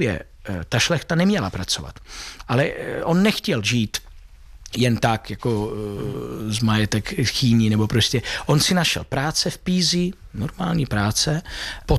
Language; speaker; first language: Czech; non-native, fluent; Italian